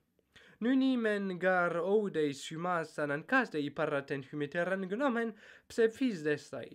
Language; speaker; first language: Greek; non-native, fluent; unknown